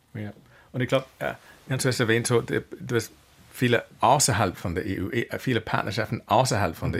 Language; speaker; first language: German; non-native, fluent; English